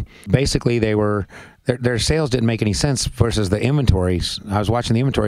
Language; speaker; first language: English; native; English